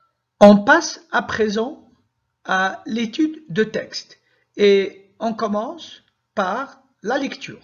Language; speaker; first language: French; non-native, local second language; Arabic